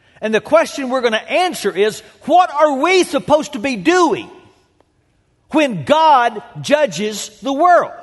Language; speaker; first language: English; native; English